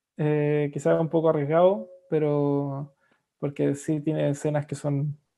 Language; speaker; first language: Spanish; native; Spanish